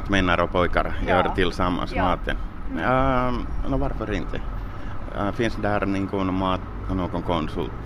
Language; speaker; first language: Swedish; non-native, learner; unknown